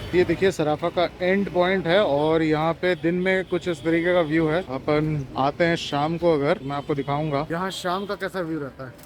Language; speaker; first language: Hindi; native; Hindi